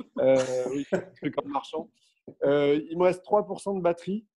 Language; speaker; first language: French; native; French